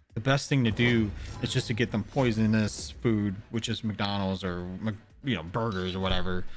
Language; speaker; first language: English; native; English